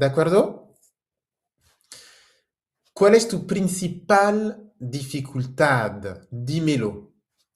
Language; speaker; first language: Spanish; non-native, fluent; French